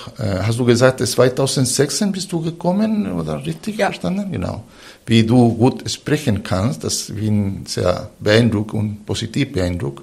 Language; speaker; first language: German; non-native, fluent; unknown